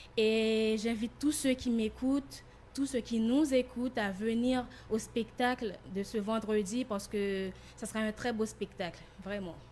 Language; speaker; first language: French; non-native, local second language; Haitian Creole